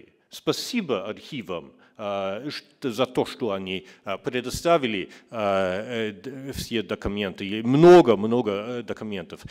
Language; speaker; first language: Russian; non-native, fluent; German